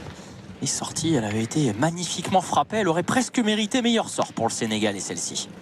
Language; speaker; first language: French; native; French